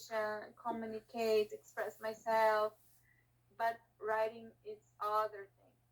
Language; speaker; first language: English; non-native, learner; Portuguese